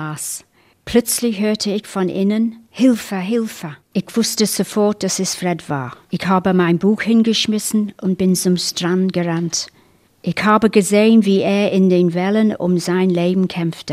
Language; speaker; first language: German; non-native, fluent; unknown